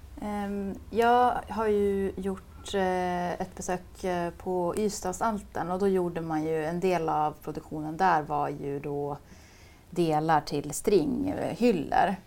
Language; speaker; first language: Swedish; native; Swedish